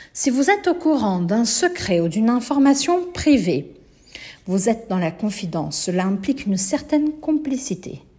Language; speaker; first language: French; non-native, fluent; Portuguese